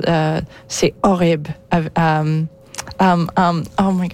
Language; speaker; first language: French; non-native, local second language; English